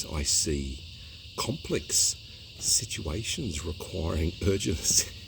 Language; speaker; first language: English; native; English